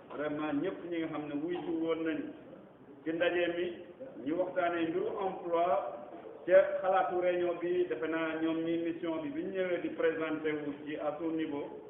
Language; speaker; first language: Wolof; native; Wolof